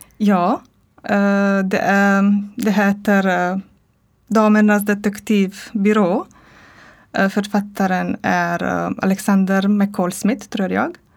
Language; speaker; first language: Swedish; non-native, learner; Croatian